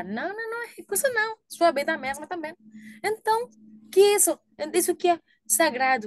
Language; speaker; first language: Portuguese; non-native, learner; Spanish